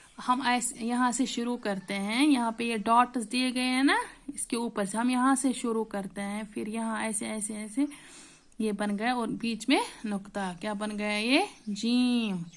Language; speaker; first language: Hindi; non-native, local second language; Kashmiri